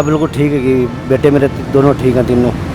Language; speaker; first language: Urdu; non-native, local second language; Punjabi